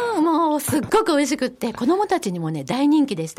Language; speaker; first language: Japanese; native; Japanese